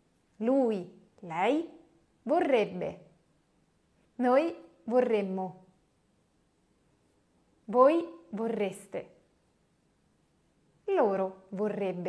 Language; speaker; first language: Italian; non-native, fluent; French